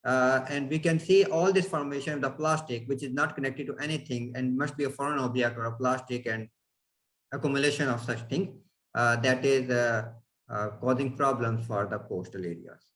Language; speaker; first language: English; non-native, fluent; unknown